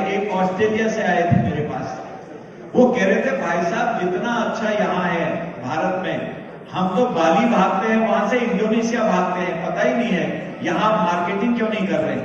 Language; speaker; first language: Hindi; native; Hindi